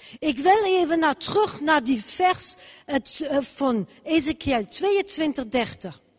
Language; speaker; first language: Dutch; non-native, fluent; French